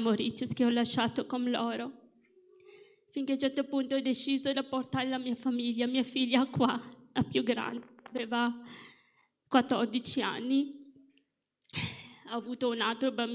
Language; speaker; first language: Italian; non-native, fluent; Morisyen